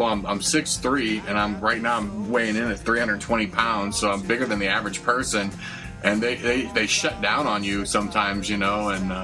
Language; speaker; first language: English; native; English